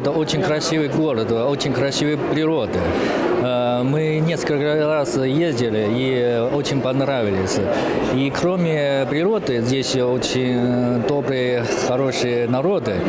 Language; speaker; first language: Russian; non-native, learner; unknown